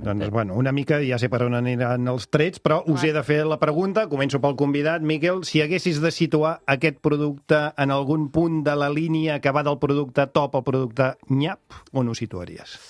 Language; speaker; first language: Catalan; native; Catalan